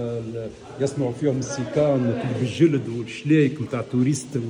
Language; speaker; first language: Arabic; native; Arabic